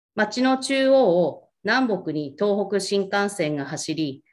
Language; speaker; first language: Japanese; native; Japanese